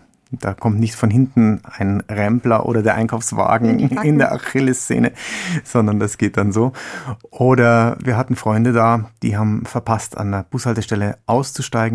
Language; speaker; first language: German; native; German